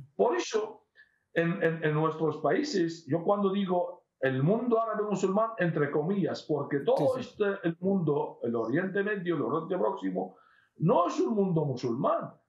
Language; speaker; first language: Spanish; non-native, fluent; Arabic